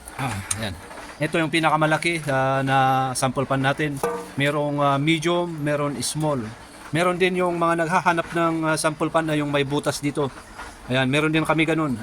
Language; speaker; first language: Filipino; non-native, local second language; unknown